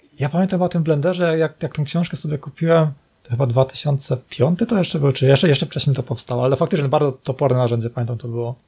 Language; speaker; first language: Polish; native; Polish